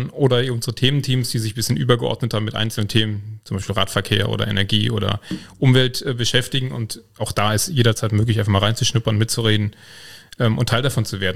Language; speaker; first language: German; native; German